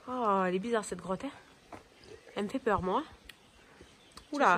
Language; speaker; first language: French; native; French